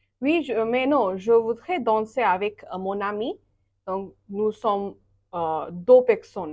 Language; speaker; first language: French; non-native, learner; Bangla